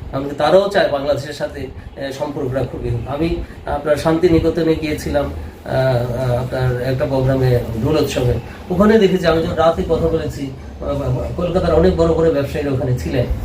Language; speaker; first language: Bangla; native; Bangla